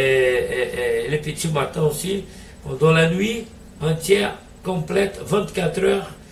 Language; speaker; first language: French; non-native, learner; Portuguese